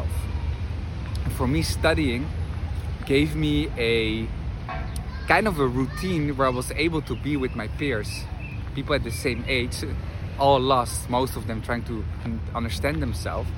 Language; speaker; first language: English; non-native, fluent; Dutch